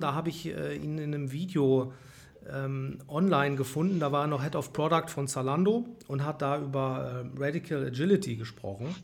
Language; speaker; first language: German; native; German